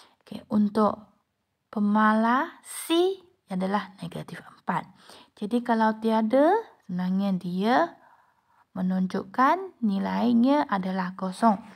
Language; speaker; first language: Malay; non-native, local second language; Chinese